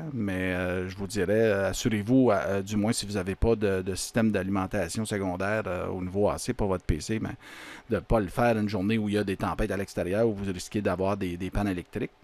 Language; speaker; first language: French; native; French